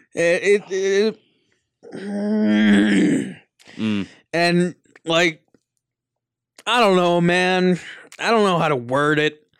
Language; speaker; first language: English; early bilingual, other home language; Italian